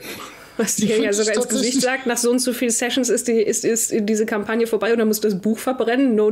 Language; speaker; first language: German; native; German